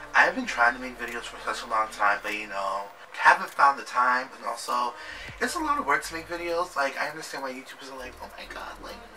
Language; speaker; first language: English; native; English